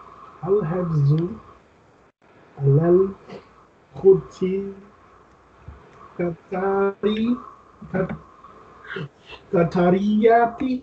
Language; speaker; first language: Arabic; non-native, learner; English